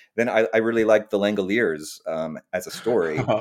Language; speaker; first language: English; native; English